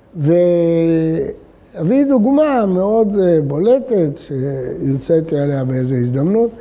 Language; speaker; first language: Hebrew; early bilingual, other home language; Arabic